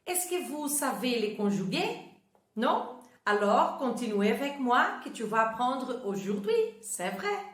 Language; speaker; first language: French; non-native, fluent; Portuguese